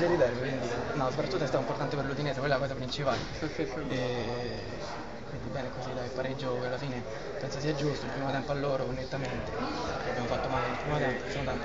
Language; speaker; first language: Italian; native; Italian